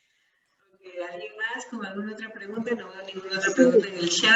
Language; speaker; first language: Spanish; early bilingual, heritage; Spanish